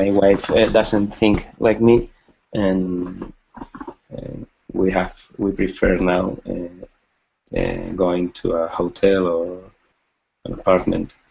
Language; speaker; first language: English; non-native, learner; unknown